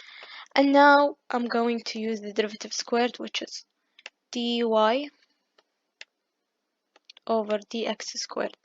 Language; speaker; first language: English; non-native, fluent; Arabic